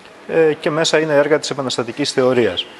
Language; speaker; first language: Greek; native; Greek